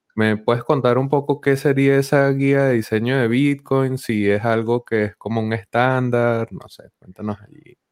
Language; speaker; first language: Spanish; native; Spanish